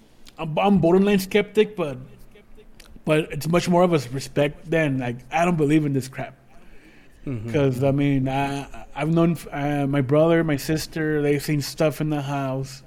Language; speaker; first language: English; early bilingual, other home language; Spanish